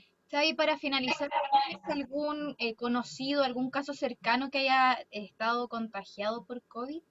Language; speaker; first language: Spanish; native; Spanish